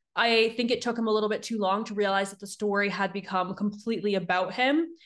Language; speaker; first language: English; native; English